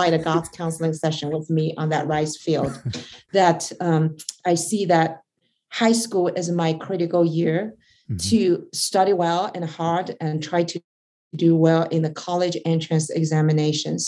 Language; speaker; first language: English; non-native, fluent; Chinese